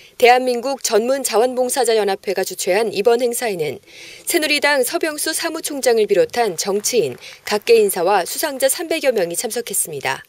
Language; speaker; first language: Korean; native; Korean